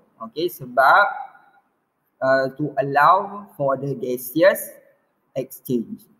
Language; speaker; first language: English; non-native, local second language; Malay